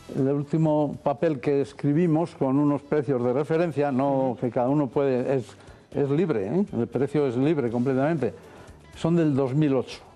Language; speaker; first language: Spanish; native; Spanish